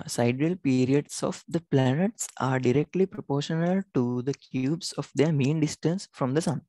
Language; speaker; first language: English; non-native, local second language; Sinhala